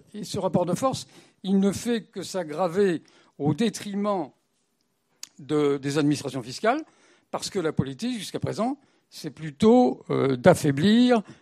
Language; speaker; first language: French; native; French